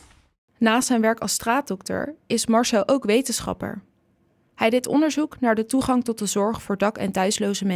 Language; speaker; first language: Dutch; native; Dutch